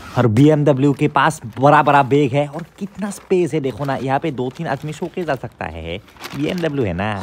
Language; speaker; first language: Hindi; non-native, local second language; Assamese